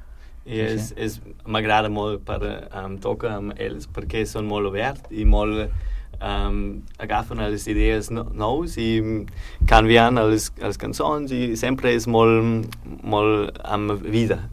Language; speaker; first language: Catalan; non-native, learner; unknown